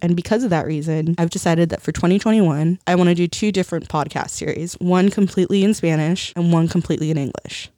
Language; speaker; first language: English; early bilingual, other home language; Spanish